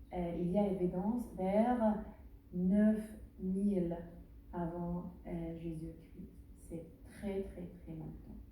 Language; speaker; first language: French; non-native, learner; Arabic